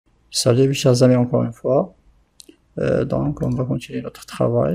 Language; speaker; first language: French; non-native, local second language; Arabic